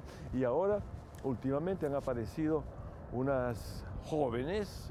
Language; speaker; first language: Spanish; native; Spanish